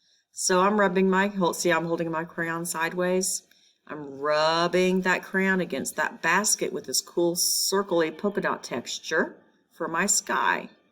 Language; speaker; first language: English; native; English